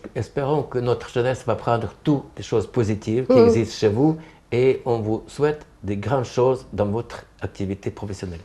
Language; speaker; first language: French; non-native, fluent; Ukrainian